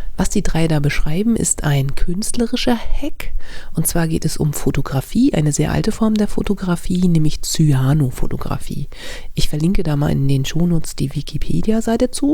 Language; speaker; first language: German; native; German